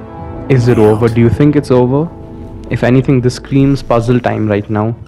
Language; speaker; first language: English; native; English